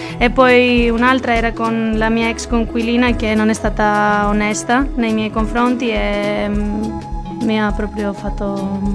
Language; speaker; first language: Italian; non-native, fluent; Albanian